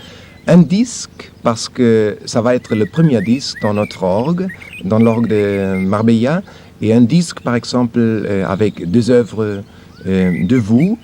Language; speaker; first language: French; non-native, learner; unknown